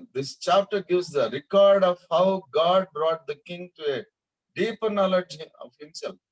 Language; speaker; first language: English; non-native, local second language; Telugu